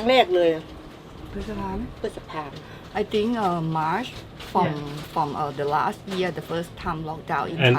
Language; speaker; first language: English; non-native, learner; Thai